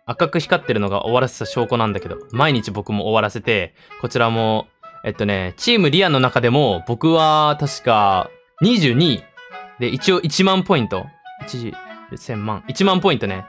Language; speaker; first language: Japanese; early bilingual, heritage; Japanese